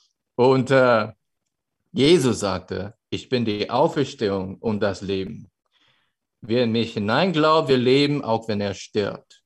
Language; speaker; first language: German; non-native, fluent; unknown